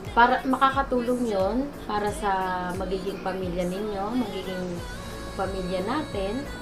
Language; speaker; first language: Filipino; non-native, local second language; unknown